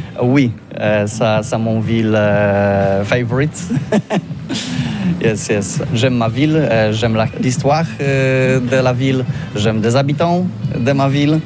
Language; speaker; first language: French; non-native, learner; Polish